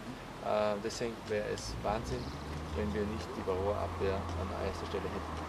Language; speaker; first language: German; native; German